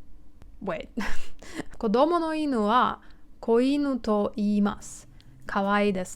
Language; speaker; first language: Japanese; non-native, learner; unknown